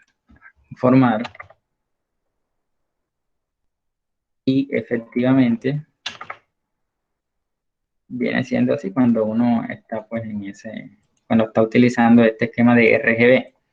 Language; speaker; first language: Spanish; native; Spanish